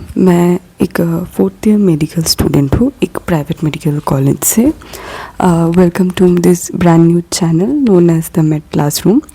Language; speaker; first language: Hindi; non-native, local second language; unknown